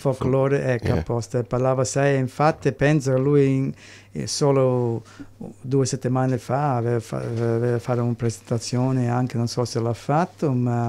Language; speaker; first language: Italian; early bilingual, heritage; English